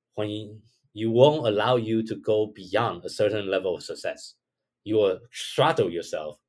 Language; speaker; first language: English; non-native, fluent; Chinese